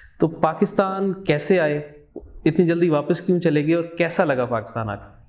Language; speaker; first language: Urdu; native; Urdu